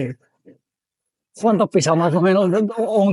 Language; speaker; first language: Spanish; non-native, fluent; Arabic